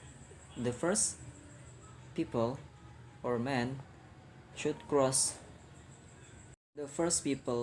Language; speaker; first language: English; non-native, learner; Indonesian